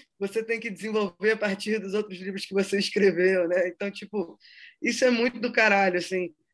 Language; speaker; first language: Portuguese; native; Portuguese